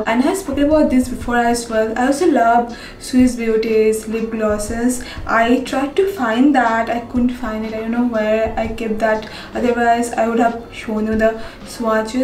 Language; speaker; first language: English; non-native, local second language; Bangla